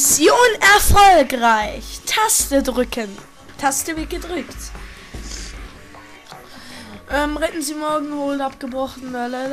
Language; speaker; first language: German; native; German